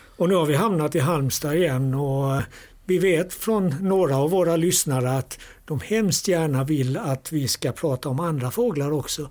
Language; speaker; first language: Swedish; native; Swedish